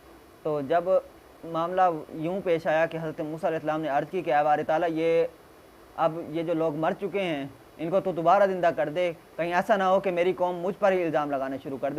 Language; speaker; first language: Urdu; native; Urdu